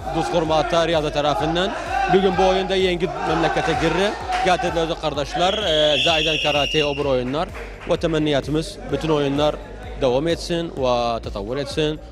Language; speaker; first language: Turkish; native; Turkish